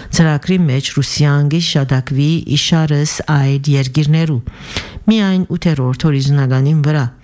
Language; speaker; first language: Armenian; early bilingual, heritage; Armenian